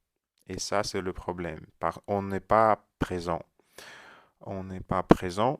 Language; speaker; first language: French; non-native, learner; Russian